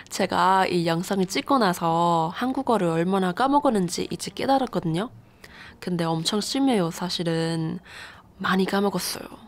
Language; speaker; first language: Korean; non-native, fluent; English